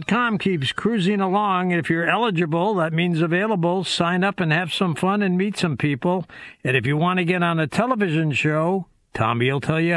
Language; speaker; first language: English; native; English